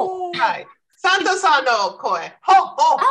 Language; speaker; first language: Japanese; non-native, fluent; English